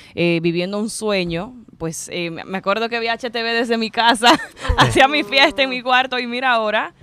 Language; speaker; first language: Spanish; native; Spanish